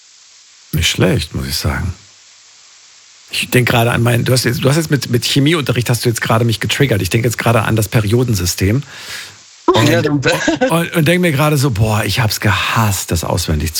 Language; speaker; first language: German; native; German